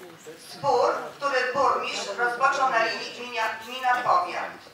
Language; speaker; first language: Polish; native; Polish